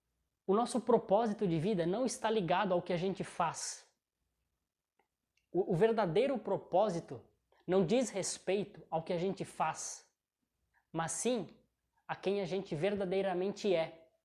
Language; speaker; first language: Portuguese; native; Portuguese